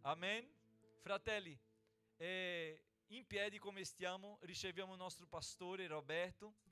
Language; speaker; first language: Italian; non-native, fluent; Portuguese